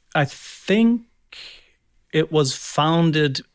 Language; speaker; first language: English; non-native, fluent; German